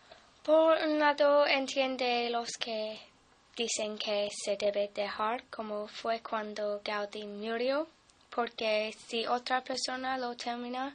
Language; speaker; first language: Spanish; non-native, fluent; English